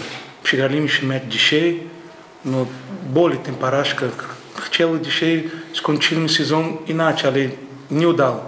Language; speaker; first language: Polish; non-native, learner; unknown